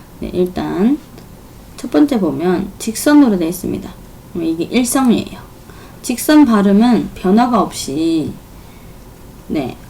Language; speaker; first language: Korean; non-native, fluent; Chinese